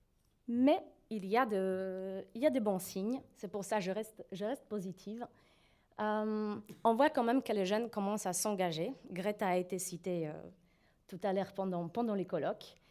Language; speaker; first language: French; non-native, fluent; Polish